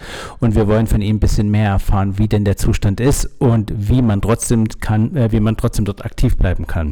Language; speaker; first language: German; native; German